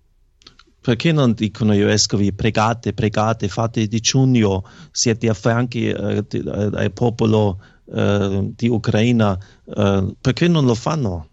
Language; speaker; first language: Italian; non-native, fluent; German